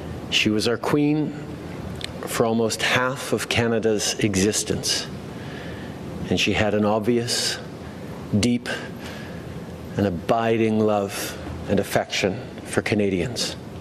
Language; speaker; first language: English; native; English